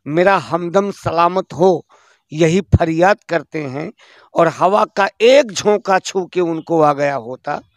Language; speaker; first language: Hindi; native; Hindi